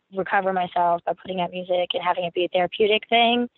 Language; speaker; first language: English; native; English